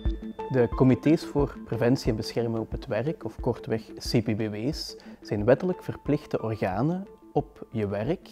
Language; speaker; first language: Dutch; native; Dutch